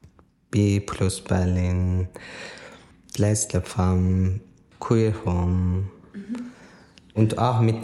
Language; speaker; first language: German; non-native, learner; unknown